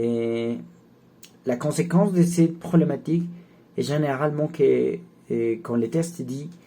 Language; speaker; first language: French; non-native, learner; Spanish